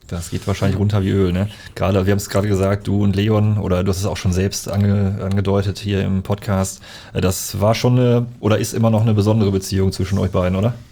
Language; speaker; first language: German; native; German